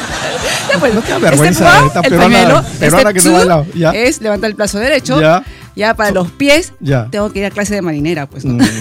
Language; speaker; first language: Spanish; native; Spanish